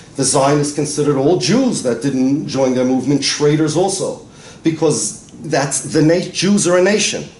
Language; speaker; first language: English; native; English